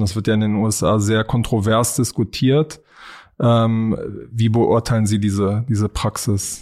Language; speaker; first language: German; native; German